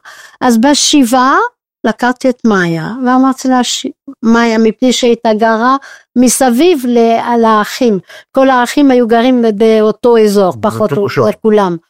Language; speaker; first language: Hebrew; non-native, fluent; French